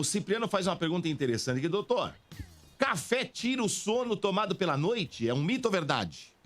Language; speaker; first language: Portuguese; native; Portuguese